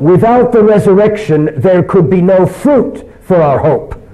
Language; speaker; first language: English; early bilingual, other home language; Chinese